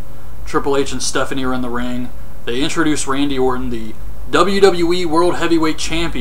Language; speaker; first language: English; native; English